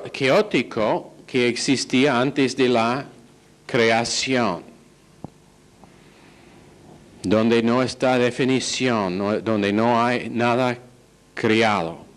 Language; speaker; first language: Spanish; non-native, fluent; English